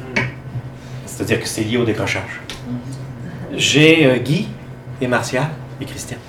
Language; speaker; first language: French; native; French